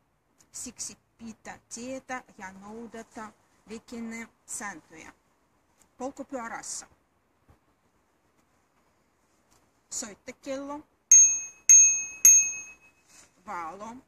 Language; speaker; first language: Finnish; non-native, learner; Russian